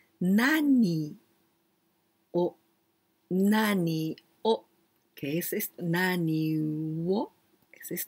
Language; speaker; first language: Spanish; non-native, learner; Japanese